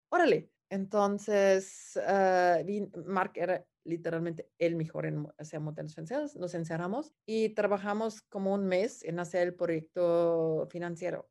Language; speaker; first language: Spanish; non-native, fluent; German